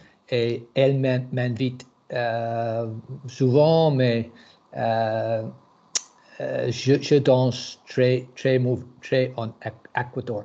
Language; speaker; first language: French; non-native, learner; English